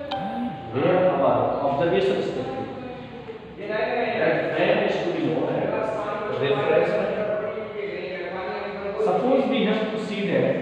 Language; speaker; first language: English; non-native, local second language; Hindi